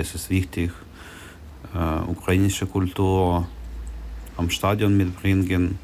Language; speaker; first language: German; non-native, learner; Ukrainian